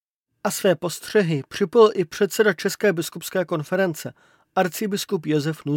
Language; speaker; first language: Czech; native; Czech